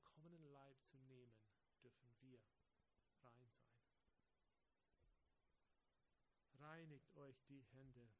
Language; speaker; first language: German; non-native, fluent; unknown